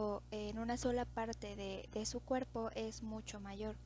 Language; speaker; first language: Spanish; native; Spanish